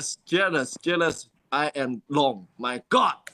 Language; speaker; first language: English; non-native, learner; Chinese